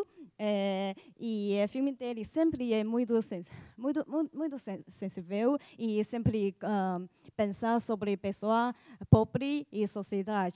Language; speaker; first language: Portuguese; non-native, learner; Chinese